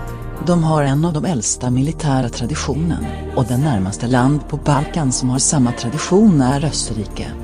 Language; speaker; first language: Swedish; non-native, learner; Croatian